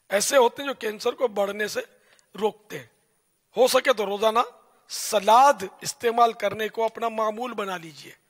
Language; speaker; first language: Urdu; native; Urdu